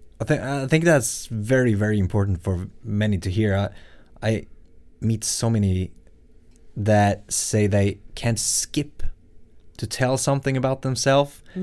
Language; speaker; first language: English; non-native, fluent; Swedish